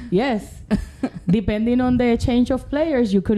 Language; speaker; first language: English; non-native, fluent; Spanish